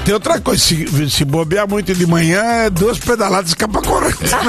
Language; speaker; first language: Portuguese; native; Portuguese